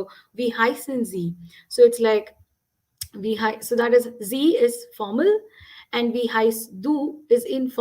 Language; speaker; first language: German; non-native, fluent; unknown